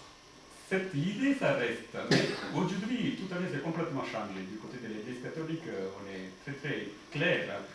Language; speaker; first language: French; non-native, fluent; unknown